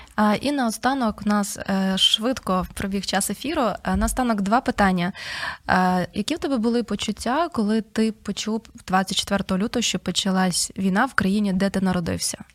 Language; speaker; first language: Ukrainian; native; Ukrainian